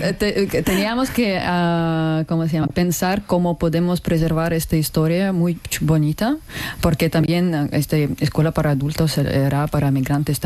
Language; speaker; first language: Spanish; non-native, learner; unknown